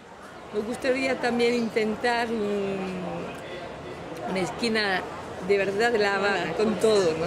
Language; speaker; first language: Spanish; non-native, learner; French